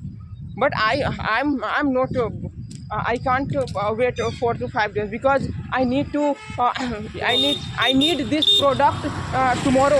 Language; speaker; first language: English; non-native, learner; Hindi